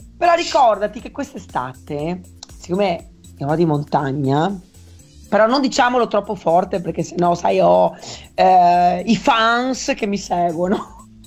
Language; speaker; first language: Italian; native; Italian